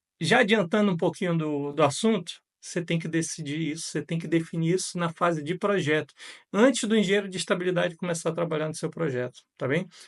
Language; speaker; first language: Portuguese; native; Portuguese